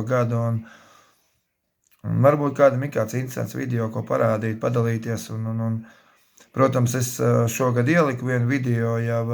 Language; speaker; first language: Latvian; native; Latvian